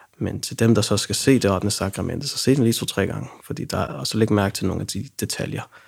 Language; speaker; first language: Danish; early bilingual, other home language; Arabic